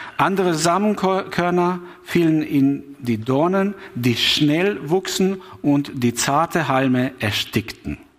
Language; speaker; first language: German; non-native, fluent; Albanian